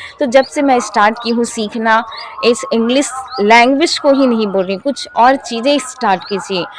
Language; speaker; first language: Hindi; native; Hindi